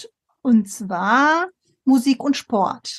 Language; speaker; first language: German; native; German